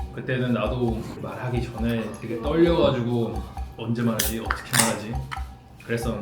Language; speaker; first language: Korean; native; Korean